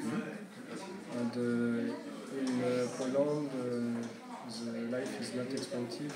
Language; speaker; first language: English; non-native, learner; French